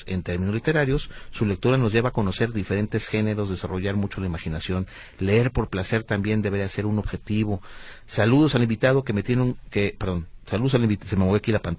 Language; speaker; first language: Spanish; native; Spanish